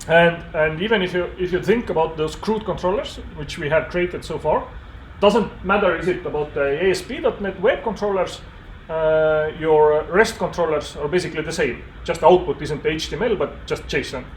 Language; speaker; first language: English; non-native, fluent; Estonian